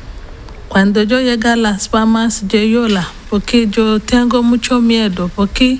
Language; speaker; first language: Spanish; non-native, learner; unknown